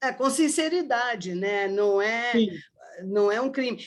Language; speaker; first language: Portuguese; early bilingual, other home language; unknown